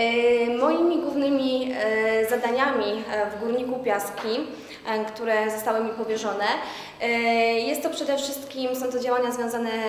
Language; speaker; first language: Polish; native; Polish